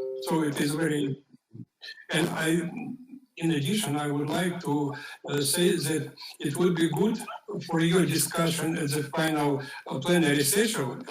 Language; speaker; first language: English; non-native, fluent; Ukrainian